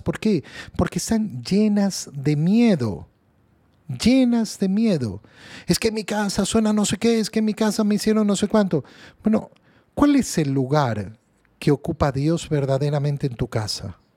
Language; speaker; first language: Spanish; native; Spanish